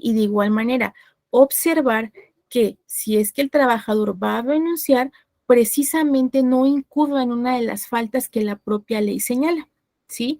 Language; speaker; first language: Spanish; native; Spanish